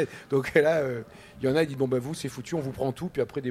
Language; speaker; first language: French; native; French